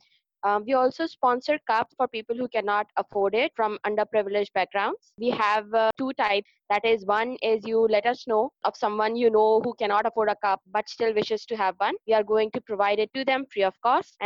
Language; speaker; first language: English; non-native, local second language; Urdu